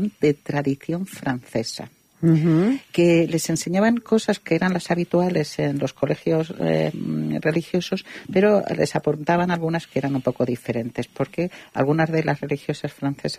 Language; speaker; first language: Spanish; native; Spanish